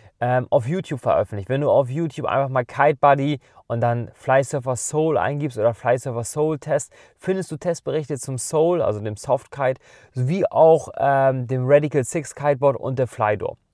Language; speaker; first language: German; native; German